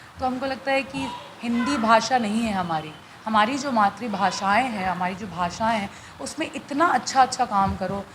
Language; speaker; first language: Hindi; non-native, local second language; Bhojpuri